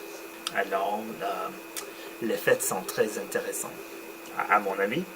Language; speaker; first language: French; non-native, learner; English